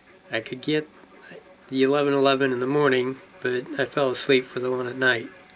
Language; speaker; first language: English; native; English